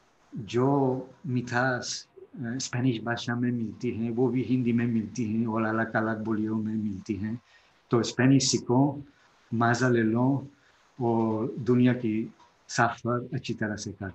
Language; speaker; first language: Hindi; non-native, fluent; Spanish